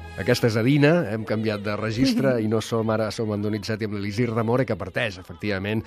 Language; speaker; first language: Catalan; native; Catalan